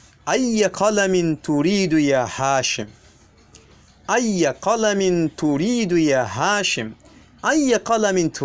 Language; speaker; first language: Arabic; non-native, fluent; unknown